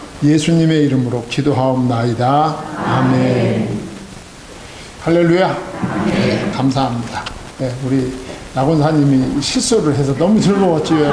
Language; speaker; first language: Korean; native; Korean